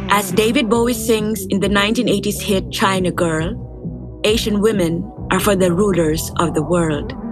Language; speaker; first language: English; non-native, local second language; Filipino